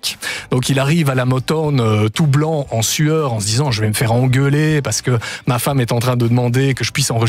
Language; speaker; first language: French; native; French